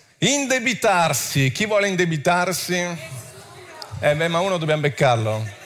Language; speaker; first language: Italian; non-native, fluent; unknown